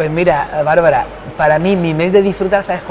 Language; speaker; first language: Spanish; native; Spanish